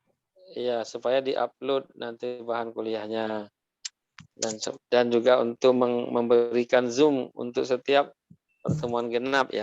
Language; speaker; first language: Indonesian; native; Indonesian